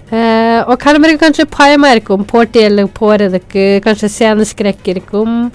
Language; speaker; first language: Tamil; native; Tamil